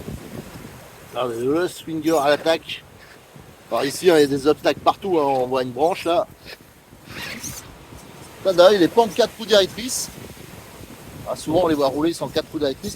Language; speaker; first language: French; native; French